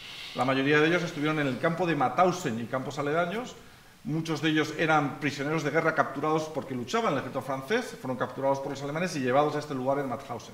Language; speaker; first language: Spanish; native; Spanish